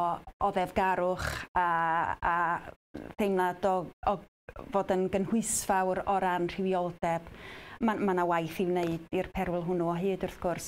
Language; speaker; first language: Welsh; native; Welsh